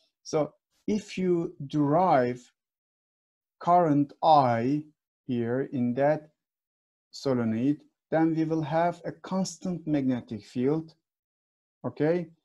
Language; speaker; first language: English; non-native, fluent; Turkish